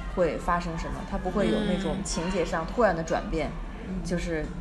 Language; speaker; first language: Chinese; native; Chinese